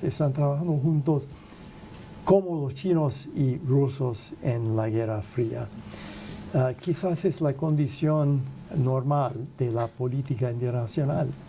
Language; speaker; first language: Spanish; non-native, fluent; English